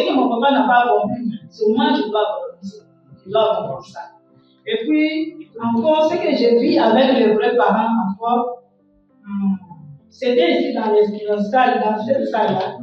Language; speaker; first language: French; non-native, local second language; Kongo